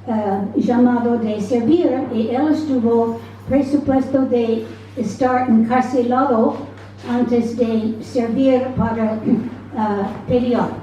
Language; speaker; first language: Spanish; non-native, fluent; English